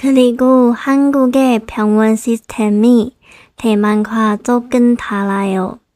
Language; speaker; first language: Korean; non-native, local second language; Chinese